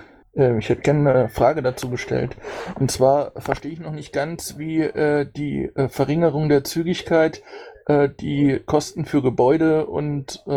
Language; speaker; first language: German; native; German